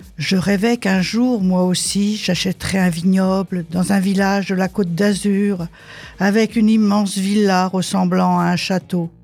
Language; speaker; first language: French; non-native, fluent; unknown